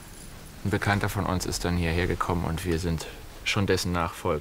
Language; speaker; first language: German; native; German